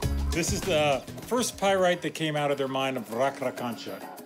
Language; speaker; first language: English; native; English